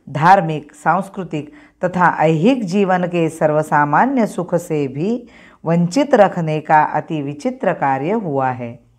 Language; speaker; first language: Hindi; non-native, local second language; Marathi